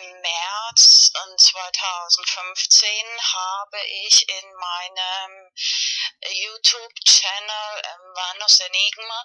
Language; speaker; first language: German; non-native, fluent; Spanish